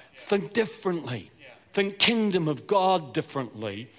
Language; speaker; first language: English; native; English